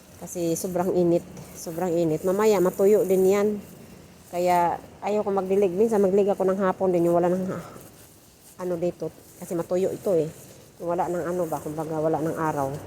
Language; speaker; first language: Filipino; non-native, local second language; Cebuano